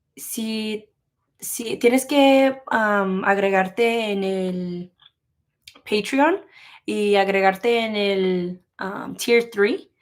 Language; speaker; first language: Spanish; early bilingual, heritage; Spanish